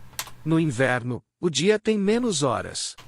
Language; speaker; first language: Portuguese; non-native, learner; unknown